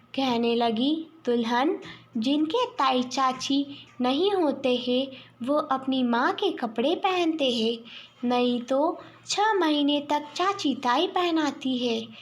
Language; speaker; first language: Hindi; native; Hindi